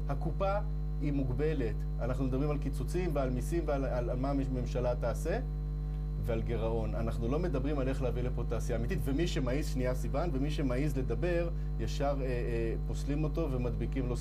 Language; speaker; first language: Hebrew; native; Hebrew